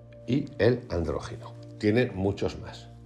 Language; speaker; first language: Spanish; native; Spanish